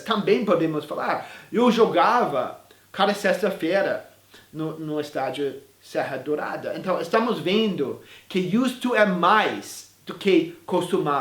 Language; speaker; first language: Portuguese; non-native, fluent; English